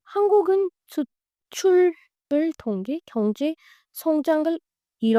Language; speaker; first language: Korean; non-native, learner; Hindi